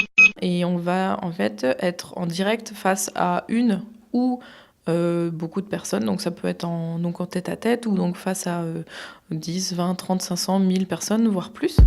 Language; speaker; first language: French; native; French